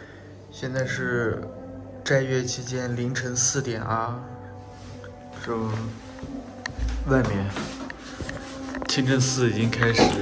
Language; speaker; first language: Chinese; native; Chinese